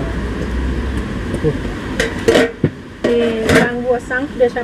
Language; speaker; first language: French; non-native, learner; Thai